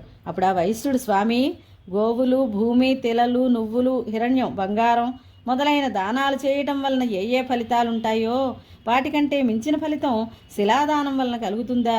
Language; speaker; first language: Telugu; native; Telugu